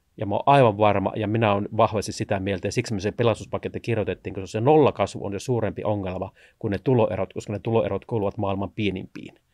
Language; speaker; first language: Finnish; native; Finnish